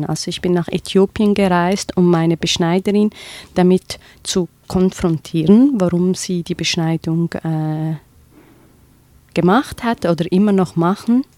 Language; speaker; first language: German; non-native, fluent; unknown